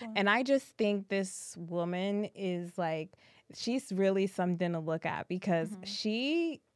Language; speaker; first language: English; early bilingual, other home language; French